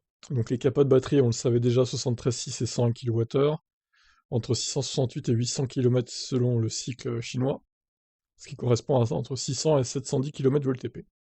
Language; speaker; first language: French; native; French